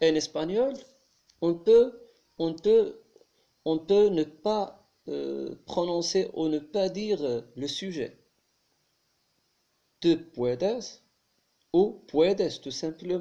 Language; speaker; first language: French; non-native, local second language; Arabic